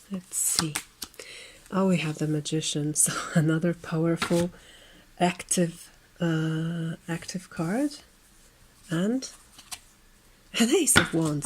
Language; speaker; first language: English; non-native, fluent; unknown